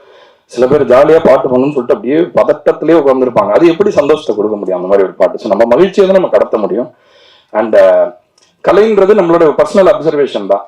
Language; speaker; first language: Tamil; native; Tamil